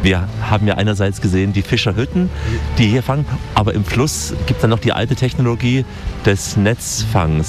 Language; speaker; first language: German; native; German